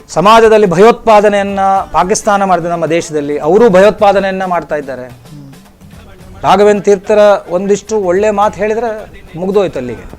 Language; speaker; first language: Kannada; non-native, local second language; Konkani